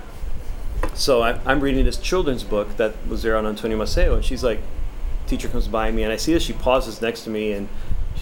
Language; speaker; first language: English; early bilingual, other home language; Spanish